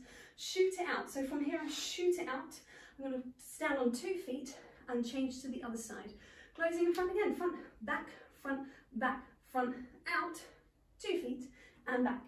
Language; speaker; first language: English; native; English